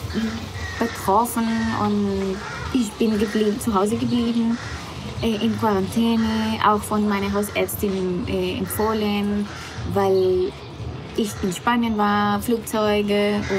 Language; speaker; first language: German; non-native, fluent; Spanish